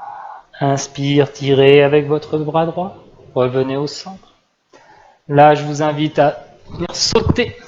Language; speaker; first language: French; native; French